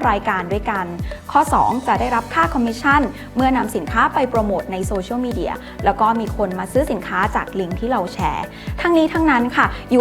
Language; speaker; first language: Thai; native; Thai